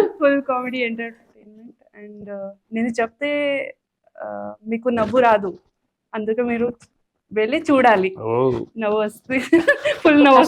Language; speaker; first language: Telugu; non-native, learner; Hindi